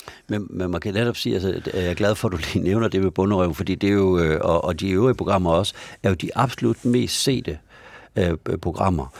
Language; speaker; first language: Danish; native; Danish